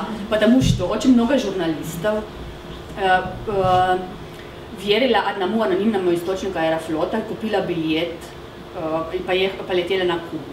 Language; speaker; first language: Russian; non-native, fluent; Slovenian